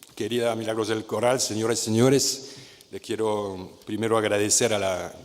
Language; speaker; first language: Spanish; non-native, learner; French